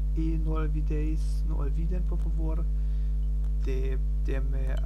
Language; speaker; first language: Spanish; non-native, learner; German